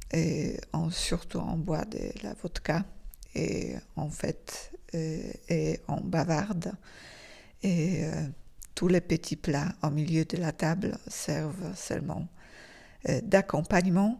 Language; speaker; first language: French; non-native, fluent; Polish